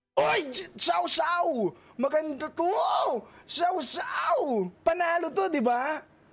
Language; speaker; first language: Filipino; native; Filipino